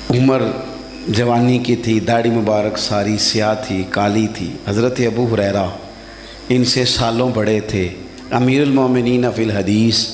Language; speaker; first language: Urdu; non-native, local second language; Punjabi